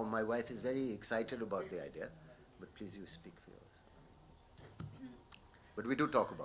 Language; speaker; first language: English; non-native, local second language; Hindi